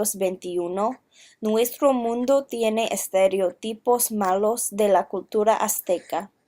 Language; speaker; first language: Spanish; non-native, learner; English